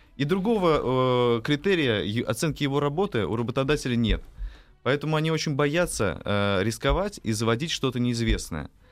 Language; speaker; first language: Russian; native; Russian